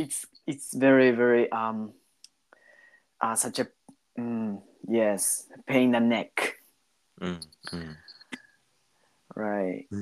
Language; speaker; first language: English; non-native, learner; Japanese